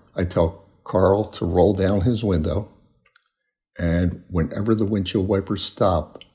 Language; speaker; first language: English; native; English